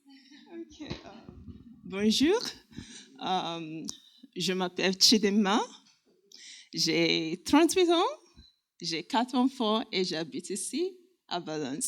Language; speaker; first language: French; non-native, learner; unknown